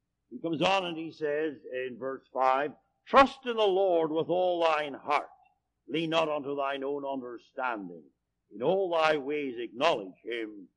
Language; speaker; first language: English; native; English